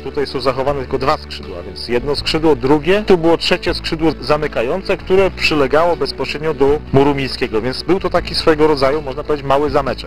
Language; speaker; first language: Polish; native; Polish